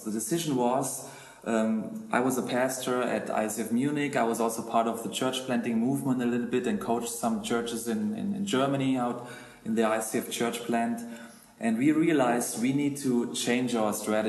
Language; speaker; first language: English; non-native, fluent; German